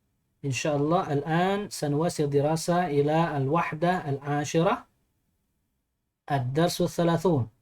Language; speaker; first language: Arabic; non-native, fluent; Indonesian